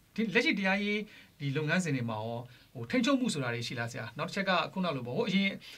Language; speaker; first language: Burmese; native; Burmese